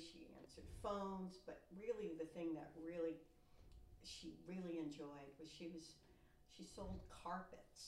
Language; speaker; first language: English; native; English